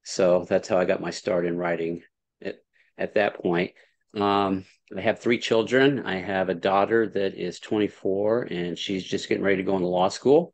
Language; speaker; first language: English; native; English